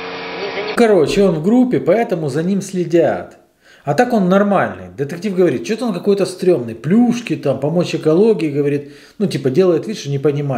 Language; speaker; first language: Russian; native; Russian